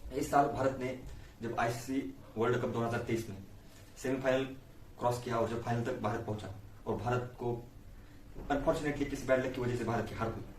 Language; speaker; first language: Hindi; non-native, local second language; Marathi